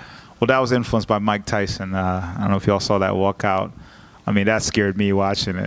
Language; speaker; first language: English; native; English